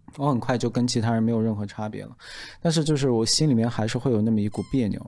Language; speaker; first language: Chinese; native; Chinese